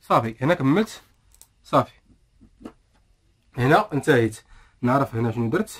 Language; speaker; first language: Arabic; native; Arabic